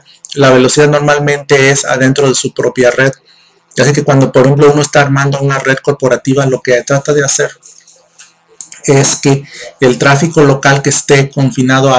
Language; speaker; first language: Spanish; native; Spanish